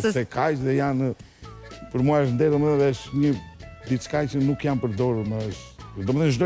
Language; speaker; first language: Albanian; native; Albanian